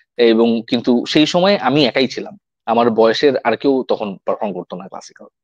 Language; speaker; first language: Bangla; native; Bangla